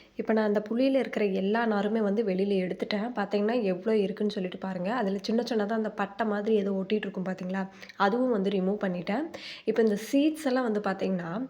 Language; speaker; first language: Tamil; native; Tamil